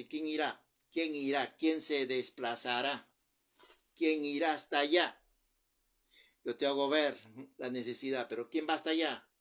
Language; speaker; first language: Spanish; native; Spanish